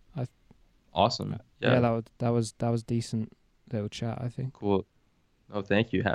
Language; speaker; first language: English; early bilingual, other home language; Arabic